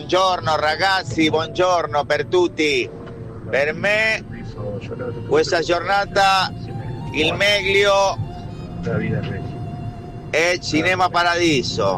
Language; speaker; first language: Italian; non-native, learner; Spanish